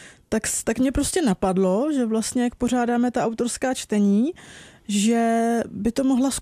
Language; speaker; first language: Czech; native; Czech